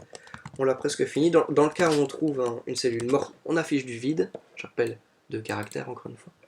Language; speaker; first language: French; native; French